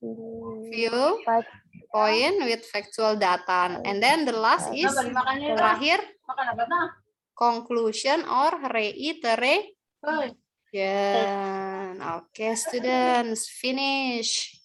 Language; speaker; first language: English; non-native, learner; Indonesian